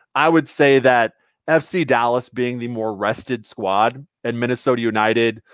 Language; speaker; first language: English; native; English